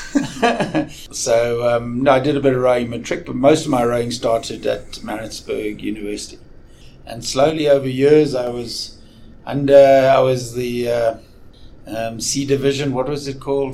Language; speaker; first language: English; native; English